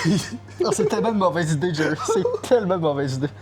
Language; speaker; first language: French; native; French